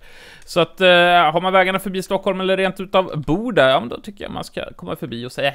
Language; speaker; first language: Swedish; native; Swedish